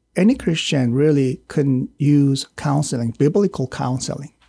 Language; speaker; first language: English; non-native, fluent; Korean